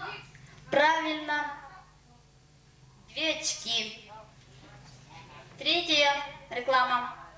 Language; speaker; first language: Russian; non-native, local second language; Yakut